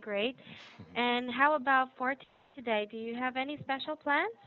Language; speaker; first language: English; non-native, fluent; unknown